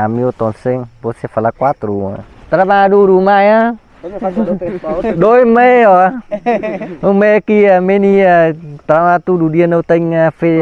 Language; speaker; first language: Portuguese; non-native, learner; Vietnamese